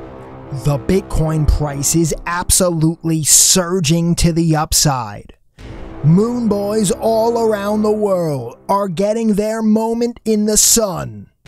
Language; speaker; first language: English; native; English